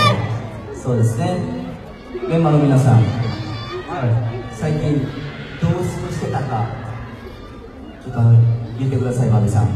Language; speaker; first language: Japanese; non-native, fluent; Korean